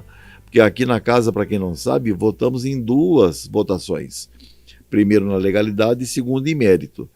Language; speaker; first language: Portuguese; native; Portuguese